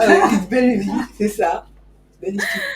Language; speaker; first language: French; native; French